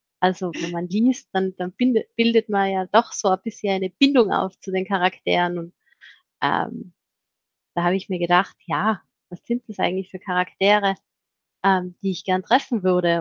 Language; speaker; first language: German; native; German